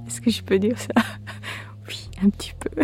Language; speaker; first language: French; non-native, fluent; Korean